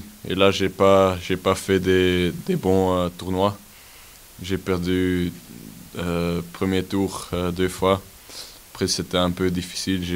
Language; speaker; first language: French; non-native, local second language; Dutch